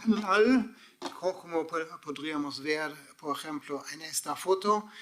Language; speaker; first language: Spanish; non-native, fluent; German